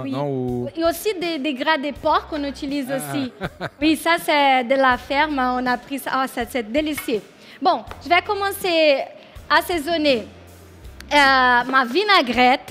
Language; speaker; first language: French; non-native, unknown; Portuguese